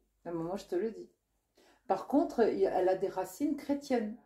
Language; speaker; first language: French; native; French